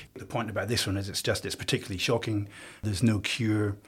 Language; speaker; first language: English; native; English